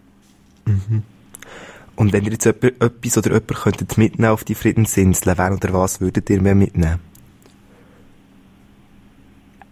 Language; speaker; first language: German; native; German